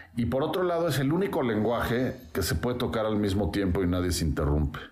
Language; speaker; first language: Spanish; native; Spanish